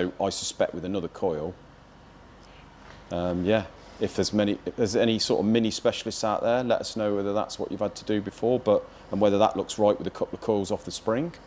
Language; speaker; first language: English; native; English